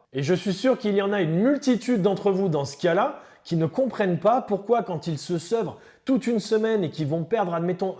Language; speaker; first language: French; native; French